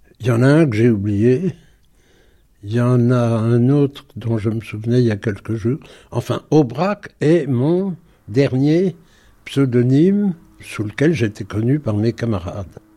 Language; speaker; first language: French; native; French